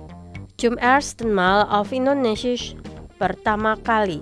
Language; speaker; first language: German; non-native, learner; Indonesian